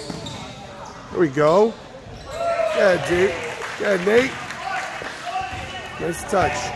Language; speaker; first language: English; native; English